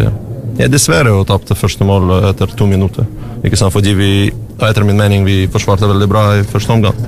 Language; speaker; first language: Norwegian; non-native, learner; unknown